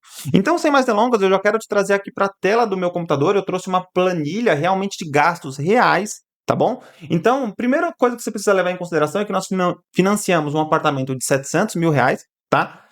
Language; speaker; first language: Portuguese; native; Portuguese